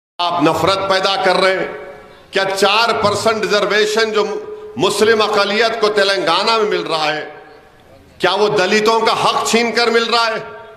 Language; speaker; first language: Urdu; native; Urdu